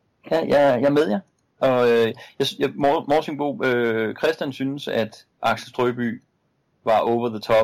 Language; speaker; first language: Danish; native; Danish